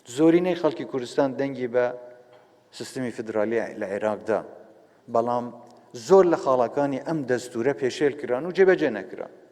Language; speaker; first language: Central Kurdish; non-native, local second language; Kurdish